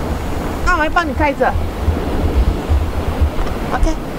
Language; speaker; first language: Chinese; native; Chinese